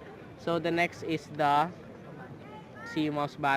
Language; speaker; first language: English; non-native, fluent; Filipino